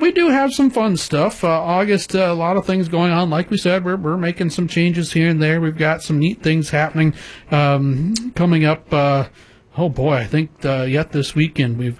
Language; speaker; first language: English; native; English